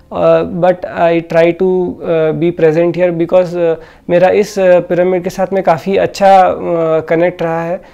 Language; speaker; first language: Hindi; non-native, local second language; Odia